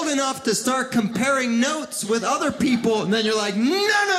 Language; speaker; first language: English; early bilingual, other home language; Spanish